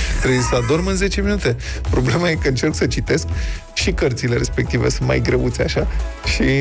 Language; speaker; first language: Romanian; native; Romanian